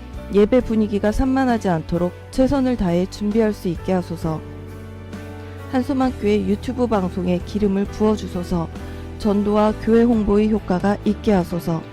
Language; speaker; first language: Korean; native; Korean